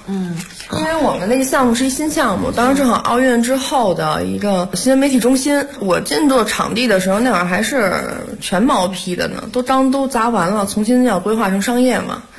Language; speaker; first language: Chinese; native; Chinese